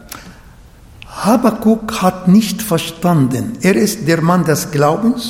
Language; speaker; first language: German; non-native, fluent; Arabic